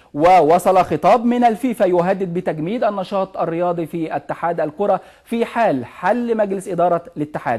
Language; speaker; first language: Arabic; native; Arabic